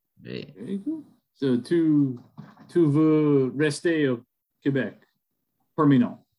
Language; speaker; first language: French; non-native, learner; English